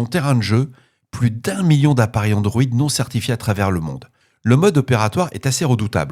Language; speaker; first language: French; native; French